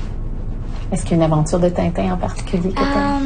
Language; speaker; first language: French; native; French